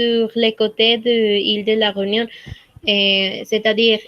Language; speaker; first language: French; non-native, learner; Spanish